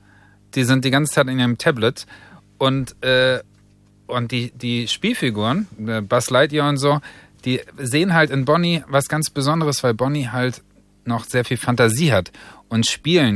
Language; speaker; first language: German; native; German